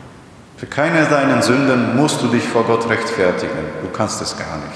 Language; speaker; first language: German; non-native, fluent; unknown